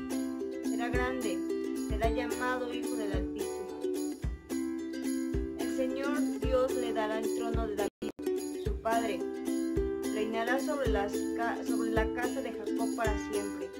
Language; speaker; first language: Spanish; native; Spanish